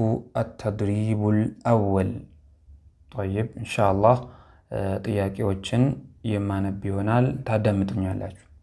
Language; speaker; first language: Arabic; non-native, fluent; Amharic